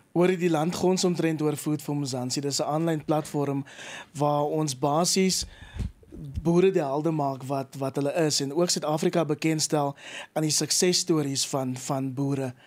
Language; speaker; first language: Afrikaans; native; Afrikaans